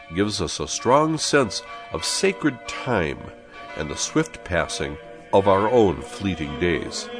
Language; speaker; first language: English; native; English